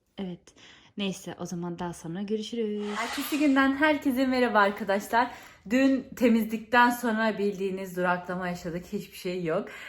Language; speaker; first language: Turkish; early bilingual, heritage; Turkish